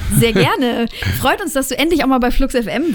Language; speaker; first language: German; native; German